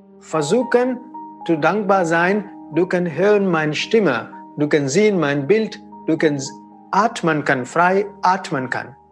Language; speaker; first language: German; non-native, fluent; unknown